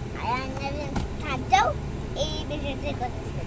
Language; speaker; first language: Polish; early bilingual, heritage; Polish